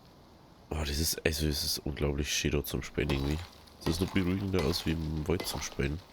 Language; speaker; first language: German; native; German